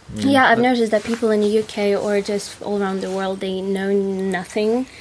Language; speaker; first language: English; non-native, fluent; Russian